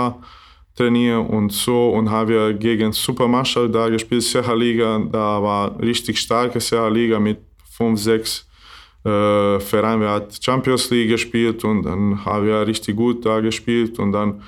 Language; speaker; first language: German; non-native, learner; Bosnian